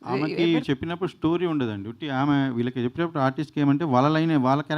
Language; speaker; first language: Telugu; native; Telugu